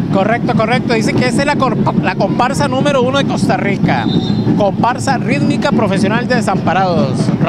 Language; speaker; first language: Spanish; native; Spanish